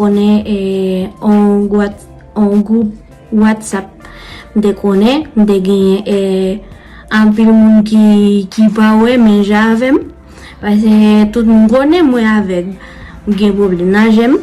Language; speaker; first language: Haitian Creole; non-native, learner; Spanish